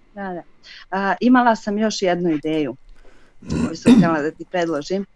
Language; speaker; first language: Serbian; native; Serbian